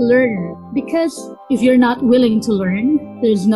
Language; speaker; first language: English; non-native, local second language; Filipino